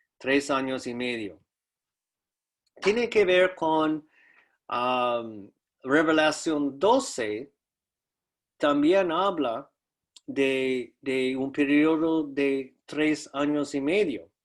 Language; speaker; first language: Spanish; non-native, fluent; English